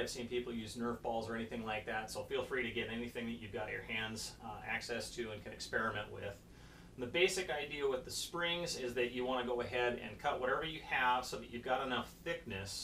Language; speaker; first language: English; native; English